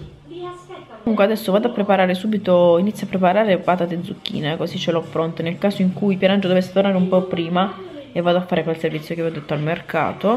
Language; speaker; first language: Italian; native; Italian